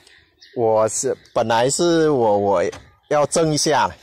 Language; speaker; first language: Chinese; non-native, learner; Vietnamese